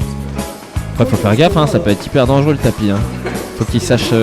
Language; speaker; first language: French; native; French